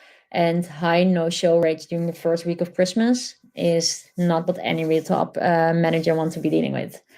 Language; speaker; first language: English; non-native, fluent; Dutch